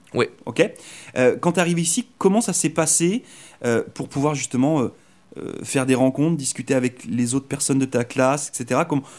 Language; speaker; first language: French; native; French